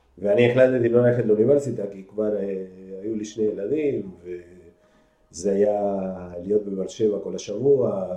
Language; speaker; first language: Hebrew; non-native, fluent; Spanish